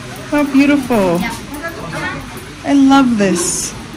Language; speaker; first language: English; early bilingual, other home language; Spanish